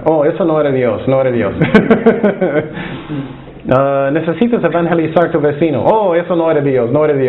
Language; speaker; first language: Spanish; non-native, fluent; English